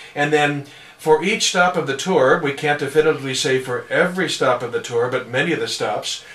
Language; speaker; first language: English; native; English